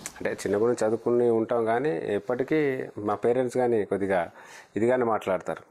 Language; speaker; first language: Telugu; non-native, local second language; Lambadi